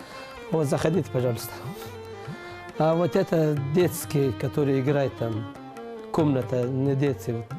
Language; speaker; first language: Russian; non-native, learner; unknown